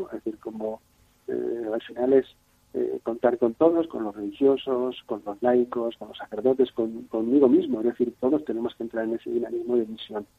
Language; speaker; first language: Spanish; native; Spanish